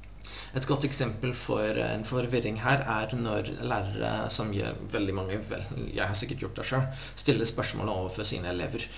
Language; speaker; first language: Norwegian; non-native, fluent; English